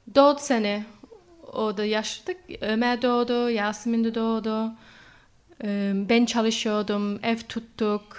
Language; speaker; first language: Turkish; non-native, learner; English